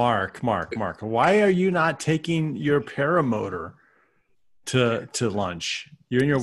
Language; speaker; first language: English; native; English